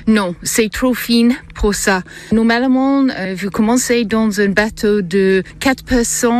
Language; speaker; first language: French; non-native, learner; English